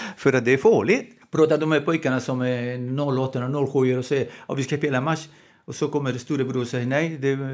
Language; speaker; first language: Swedish; non-native, fluent; Spanish